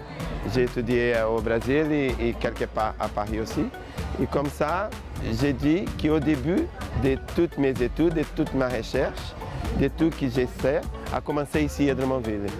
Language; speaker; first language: French; non-native, fluent; Portuguese